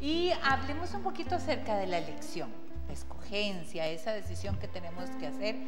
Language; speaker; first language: Spanish; native; Spanish